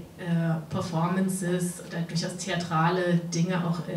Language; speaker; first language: German; native; German